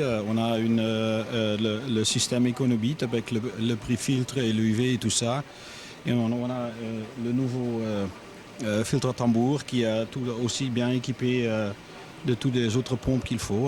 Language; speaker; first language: French; non-native, fluent; Dutch